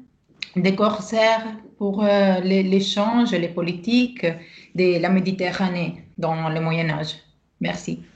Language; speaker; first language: French; non-native, learner; Italian